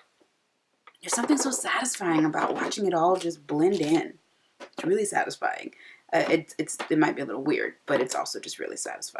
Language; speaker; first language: English; native; English